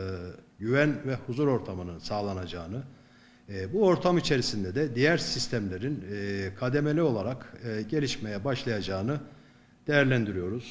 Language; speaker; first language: Turkish; native; Turkish